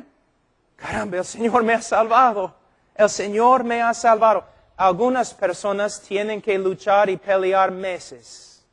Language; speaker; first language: Spanish; non-native, fluent; English